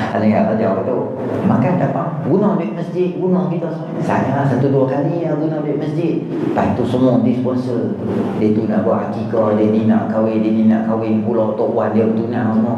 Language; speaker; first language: Malay; native; Malay